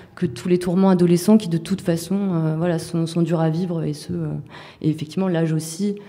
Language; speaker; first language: French; native; French